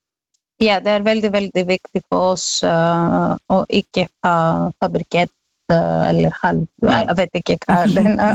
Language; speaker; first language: Norwegian; non-native, learner; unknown